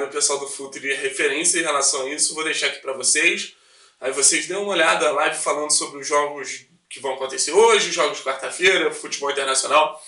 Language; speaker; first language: Portuguese; native; Portuguese